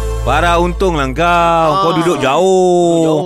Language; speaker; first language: Malay; native; Malay